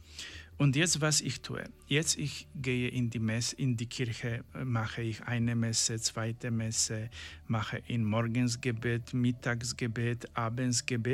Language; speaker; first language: German; non-native, learner; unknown